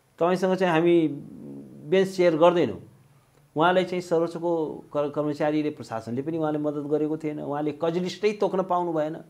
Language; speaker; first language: Nepali; native; Nepali